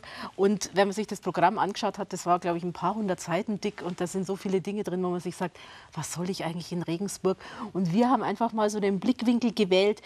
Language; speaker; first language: German; native; German